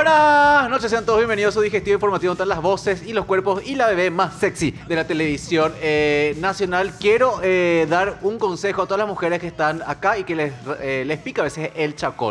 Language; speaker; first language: Spanish; native; Spanish